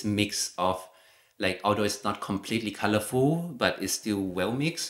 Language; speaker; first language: English; non-native, fluent; Thai